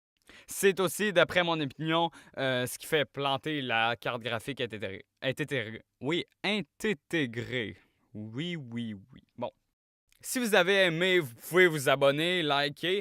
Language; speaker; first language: French; native; French